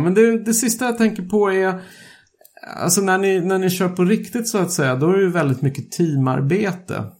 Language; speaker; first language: Swedish; native; Swedish